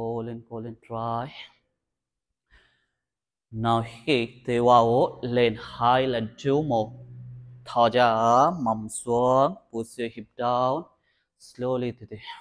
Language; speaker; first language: Vietnamese; non-native, learner; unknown